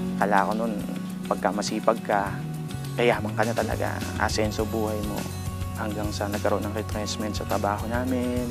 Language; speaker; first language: Filipino; non-native, local second language; Cebuano